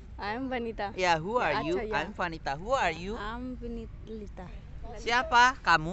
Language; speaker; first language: English; non-native, learner; Indonesian